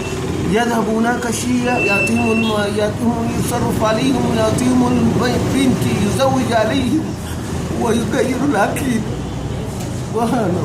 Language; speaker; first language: Arabic; non-native, learner; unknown